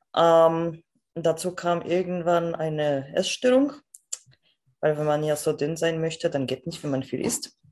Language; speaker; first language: German; non-native, fluent; Polish